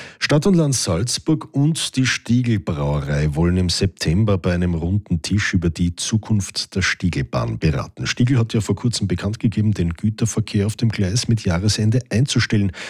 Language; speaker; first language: German; native; German